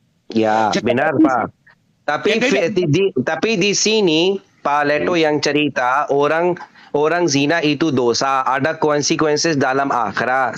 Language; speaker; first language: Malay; non-native, learner; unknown